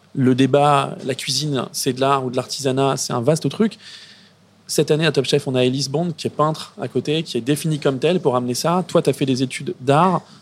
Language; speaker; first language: French; native; French